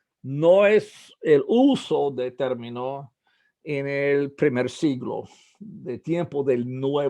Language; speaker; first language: Spanish; non-native, fluent; English